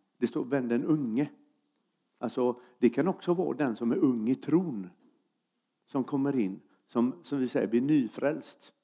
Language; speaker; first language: Swedish; native; Swedish